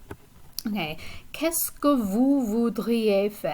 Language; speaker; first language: French; non-native, fluent; English